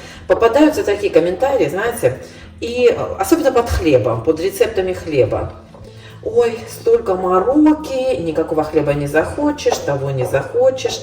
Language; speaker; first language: Russian; native; Russian